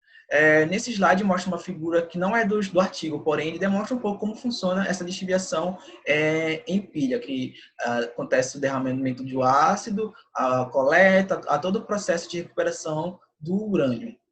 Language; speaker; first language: Portuguese; native; Portuguese